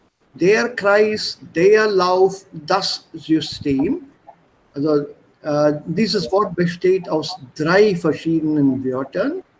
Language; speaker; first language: German; non-native, fluent; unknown